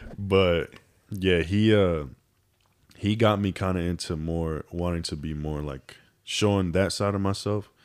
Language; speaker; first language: English; native; English